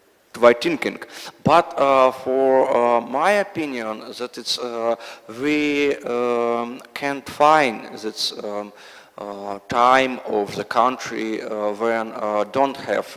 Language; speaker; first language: English; non-native, learner; Russian